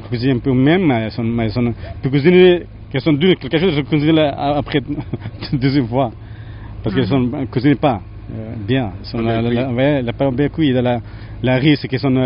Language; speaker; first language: French; non-native, learner; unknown